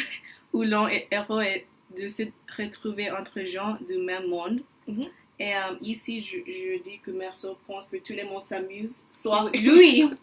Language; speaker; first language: French; non-native, learner; English